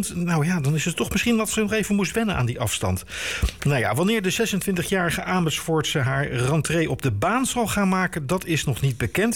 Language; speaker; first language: Dutch; native; Dutch